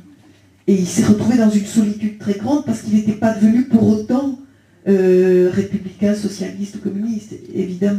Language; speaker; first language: French; early bilingual, other home language; Spanish